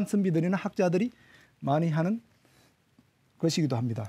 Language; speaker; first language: Korean; native; Korean